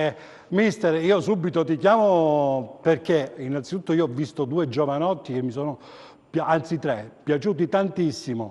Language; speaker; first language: Italian; native; Italian